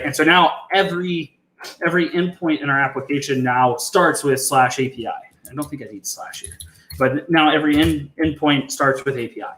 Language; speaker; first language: English; native; English